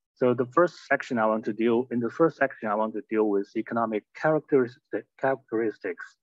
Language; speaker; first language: English; non-native, fluent; Chinese